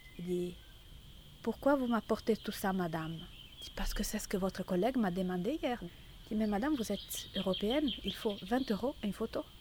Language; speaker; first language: French; non-native, fluent; Italian